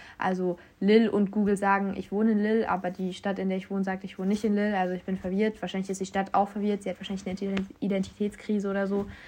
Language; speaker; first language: German; native; German